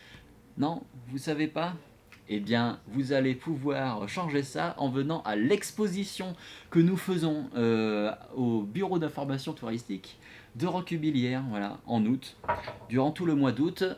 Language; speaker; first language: French; native; French